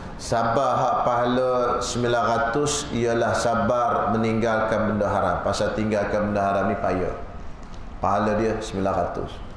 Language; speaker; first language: Malay; native; Malay